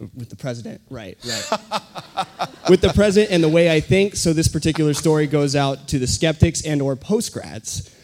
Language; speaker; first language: English; native; English